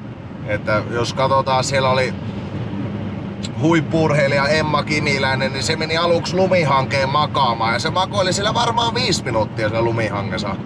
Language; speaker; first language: Finnish; native; Finnish